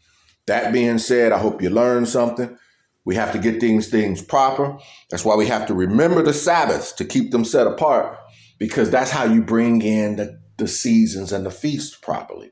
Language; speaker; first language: English; native; English